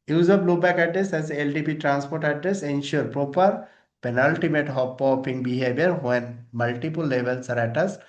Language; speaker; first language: English; non-native, local second language; Bangla